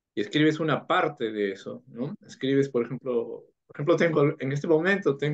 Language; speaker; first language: Spanish; native; Spanish